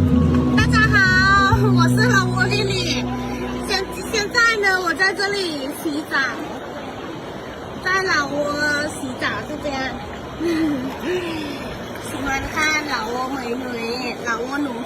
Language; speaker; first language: Chinese; non-native, learner; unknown